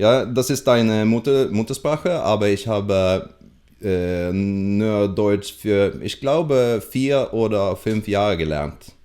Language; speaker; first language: German; non-native, learner; Swedish